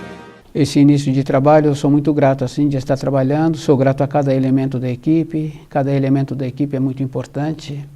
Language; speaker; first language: Portuguese; native; Portuguese